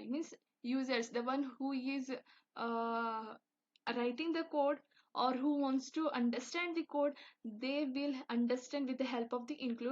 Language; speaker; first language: English; non-native, local second language; Hindi